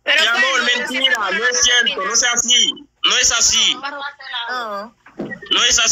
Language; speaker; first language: Spanish; non-native, fluent; Haitian Creole